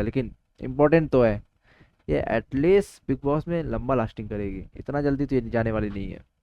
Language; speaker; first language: Hindi; native; Hindi